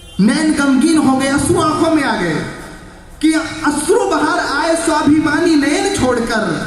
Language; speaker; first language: Hindi; native; Hindi